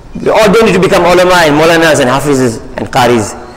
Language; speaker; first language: English; native; English